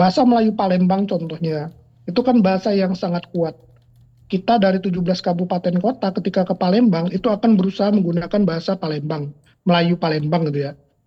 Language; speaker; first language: Indonesian; non-native, local second language; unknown